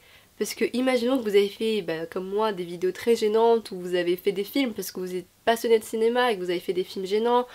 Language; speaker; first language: French; native; French